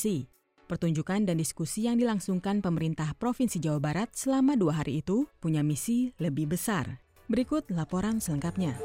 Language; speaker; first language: Indonesian; native; Indonesian